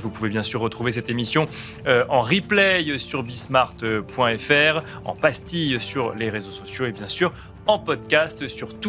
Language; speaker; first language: French; native; French